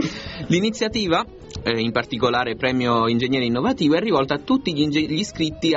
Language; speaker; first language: Italian; native; Italian